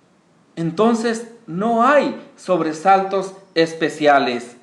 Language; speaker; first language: Spanish; native; Spanish